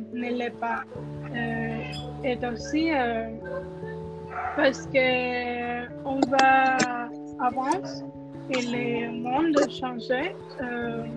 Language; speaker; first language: French; non-native, learner; Spanish